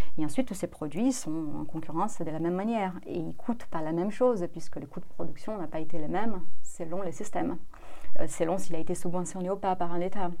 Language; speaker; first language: French; non-native, fluent; Portuguese